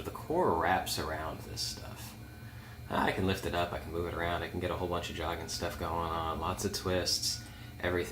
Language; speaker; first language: English; native; English